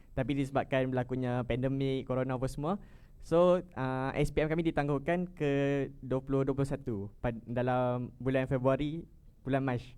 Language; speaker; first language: Malay; native; Malay